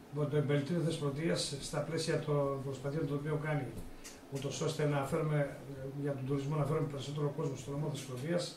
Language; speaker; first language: Greek; native; Greek